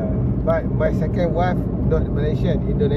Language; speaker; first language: English; non-native, learner; Malay